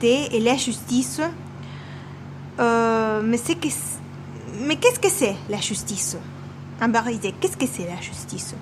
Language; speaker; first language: French; non-native, learner; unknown